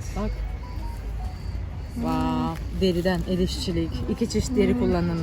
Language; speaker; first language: Turkish; native; Turkish